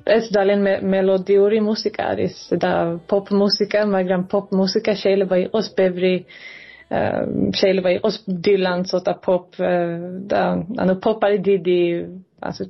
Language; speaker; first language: Georgian; early bilingual, heritage; Swedish